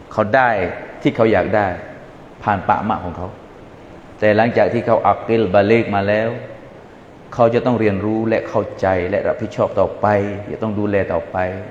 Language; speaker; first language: Thai; non-native, local second language; Malay